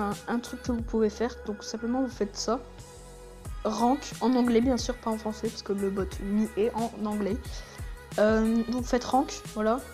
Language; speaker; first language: French; native; French